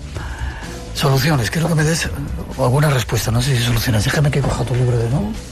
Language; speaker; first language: Spanish; native; Spanish